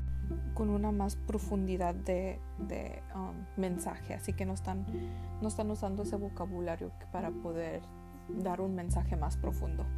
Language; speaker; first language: Spanish; early bilingual, heritage; Spanish